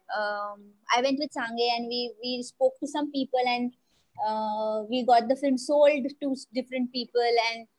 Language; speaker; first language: English; non-native, local second language; Marathi